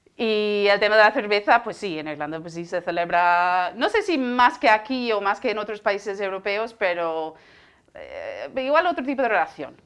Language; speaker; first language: Spanish; non-native, fluent; English